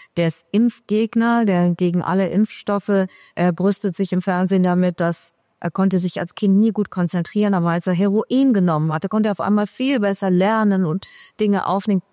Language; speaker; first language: German; early bilingual, other home language; Persian